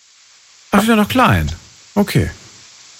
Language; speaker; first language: German; native; German